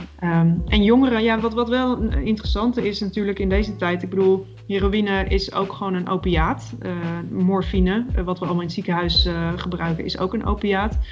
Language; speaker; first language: Dutch; native; Dutch